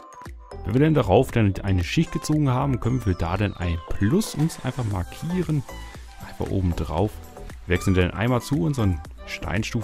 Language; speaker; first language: German; native; German